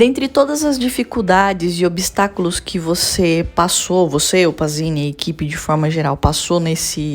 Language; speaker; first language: Portuguese; native; Portuguese